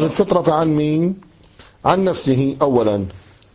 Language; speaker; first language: Arabic; native; Arabic